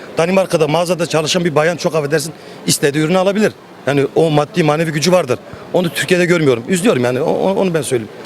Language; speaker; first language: Turkish; native; Turkish